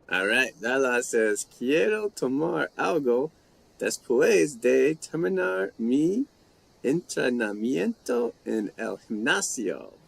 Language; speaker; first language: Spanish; non-native, fluent; English